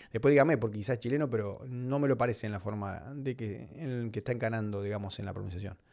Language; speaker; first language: Spanish; native; Spanish